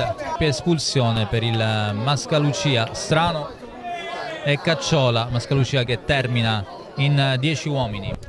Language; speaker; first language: Italian; native; Italian